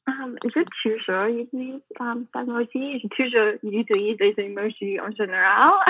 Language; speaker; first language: French; non-native, learner; English